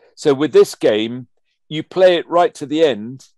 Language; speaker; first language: English; native; English